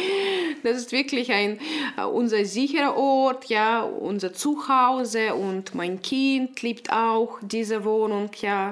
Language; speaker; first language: German; non-native, local second language; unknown